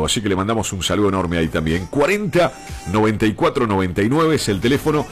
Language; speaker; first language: Spanish; native; Spanish